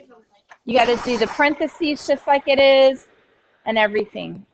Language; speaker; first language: English; native; English